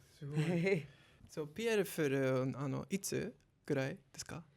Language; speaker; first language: Japanese; non-native, learner; English